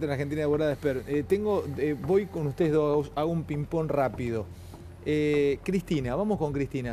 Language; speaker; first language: Spanish; native; Spanish